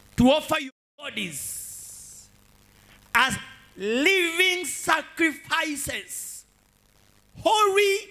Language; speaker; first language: English; non-native, local second language; Swahili